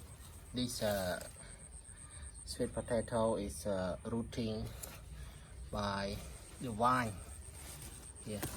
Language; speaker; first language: English; non-native, learner; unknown